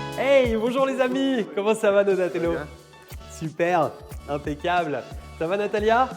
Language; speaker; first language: French; native; French